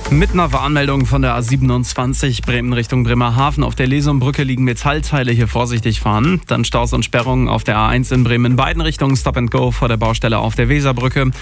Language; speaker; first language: German; native; German